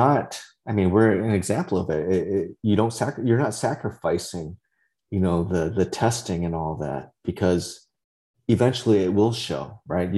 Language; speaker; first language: English; early bilingual, other home language; Vietnamese